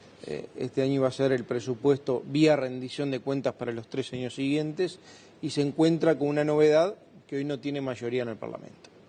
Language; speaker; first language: Spanish; native; Spanish